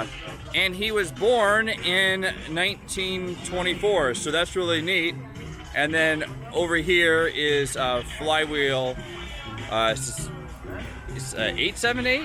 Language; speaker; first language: English; native; English